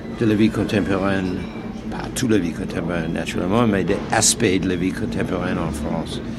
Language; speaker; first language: French; non-native, fluent; English